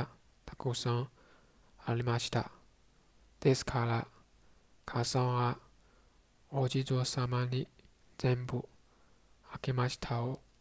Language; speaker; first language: Japanese; non-native, learner; Chinese